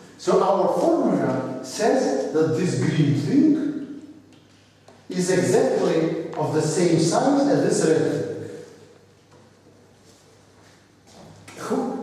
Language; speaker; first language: English; non-native, fluent; Russian